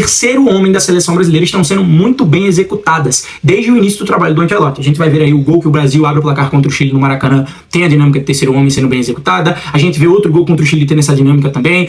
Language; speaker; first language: Portuguese; native; Portuguese